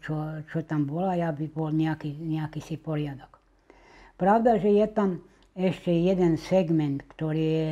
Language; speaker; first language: Slovak; native; Slovak